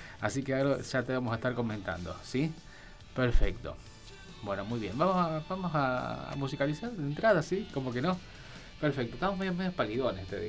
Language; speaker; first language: Spanish; native; Spanish